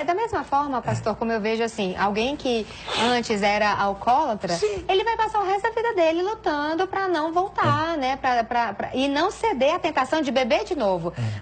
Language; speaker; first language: Portuguese; native; Portuguese